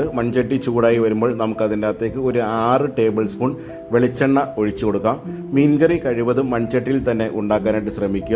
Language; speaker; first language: Malayalam; native; Malayalam